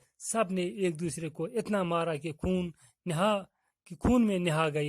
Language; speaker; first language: Hindi; non-native, local second language; Kashmiri